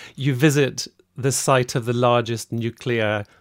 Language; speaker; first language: English; native; English